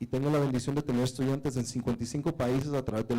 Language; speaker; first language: Spanish; native; Spanish